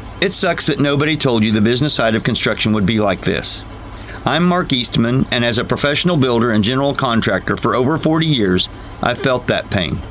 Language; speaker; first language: English; native; English